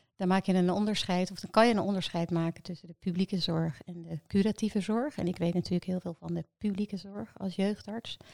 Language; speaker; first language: Dutch; native; Dutch